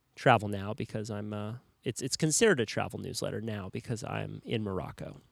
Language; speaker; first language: English; native; English